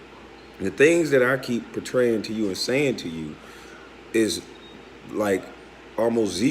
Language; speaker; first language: English; native; English